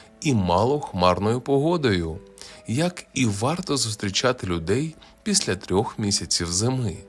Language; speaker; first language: Ukrainian; native; Ukrainian